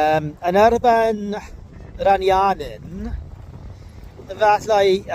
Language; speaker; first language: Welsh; non-native, learner; English